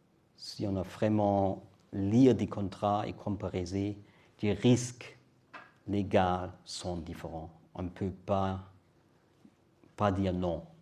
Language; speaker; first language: French; non-native, learner; German